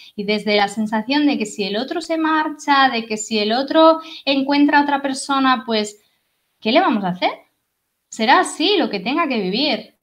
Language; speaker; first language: Spanish; native; Spanish